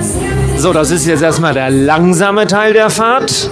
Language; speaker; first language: German; native; German